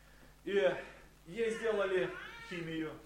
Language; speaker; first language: Polish; non-native, learner; Russian